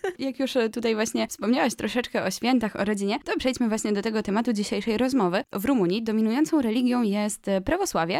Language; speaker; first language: Polish; native; Polish